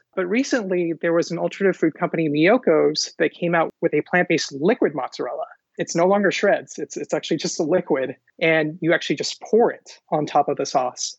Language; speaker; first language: English; early bilingual, other home language; Hindi